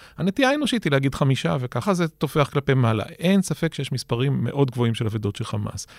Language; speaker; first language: Hebrew; native; Hebrew